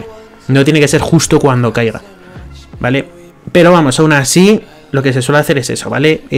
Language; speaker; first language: Spanish; native; Spanish